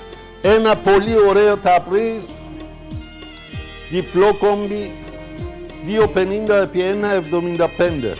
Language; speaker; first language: Greek; non-native, fluent; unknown